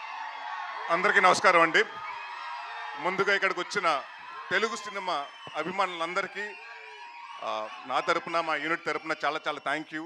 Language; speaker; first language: Telugu; native; Telugu